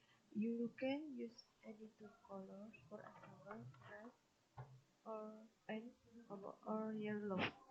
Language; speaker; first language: English; non-native, learner; Indonesian